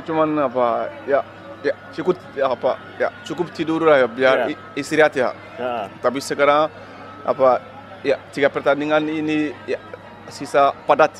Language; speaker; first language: Indonesian; non-native, learner; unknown